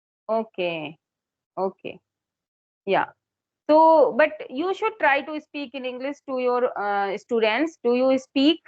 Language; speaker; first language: English; non-native, local second language; Hindi